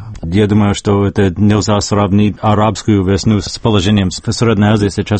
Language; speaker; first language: Russian; non-native, fluent; English